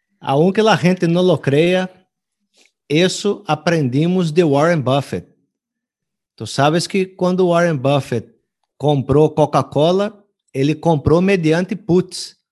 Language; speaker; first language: Spanish; non-native, fluent; Portuguese